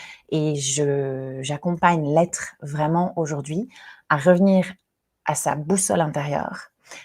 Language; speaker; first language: French; native; French